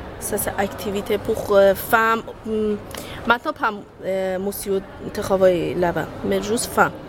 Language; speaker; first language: French; non-native, learner; Persian